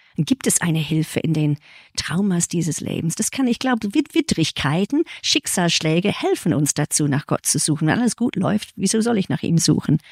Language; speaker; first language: German; early bilingual, heritage; English